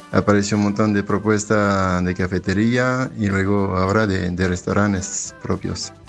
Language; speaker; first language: Spanish; non-native, fluent; French